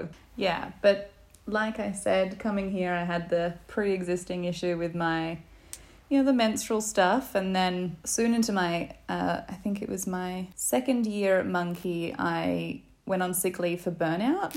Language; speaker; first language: English; native; English